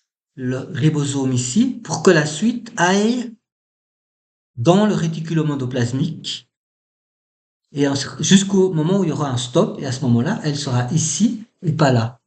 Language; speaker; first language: French; native; French